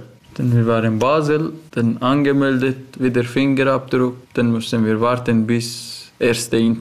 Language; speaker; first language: German; non-native, learner; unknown